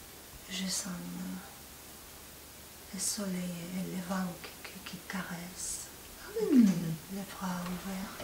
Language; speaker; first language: French; non-native, fluent; Spanish